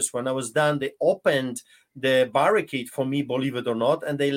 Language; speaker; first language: English; non-native, fluent; Polish